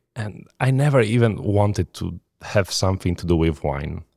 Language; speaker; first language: English; non-native, fluent; Italian